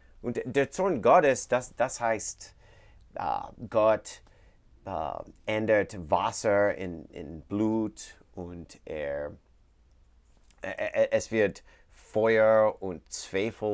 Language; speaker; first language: German; non-native, learner; English